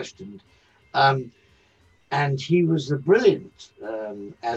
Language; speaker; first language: English; native; English